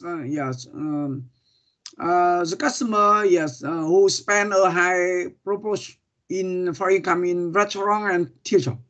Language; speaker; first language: English; non-native, learner; Vietnamese